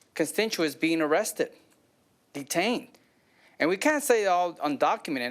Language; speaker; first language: English; native; English